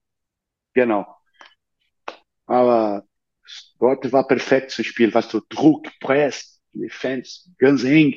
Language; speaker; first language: German; non-native, fluent; Portuguese